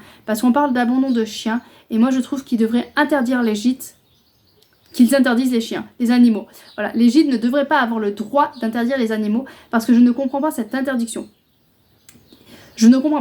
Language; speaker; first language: French; native; French